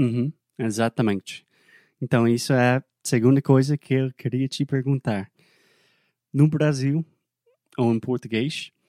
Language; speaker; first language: Portuguese; non-native, fluent; English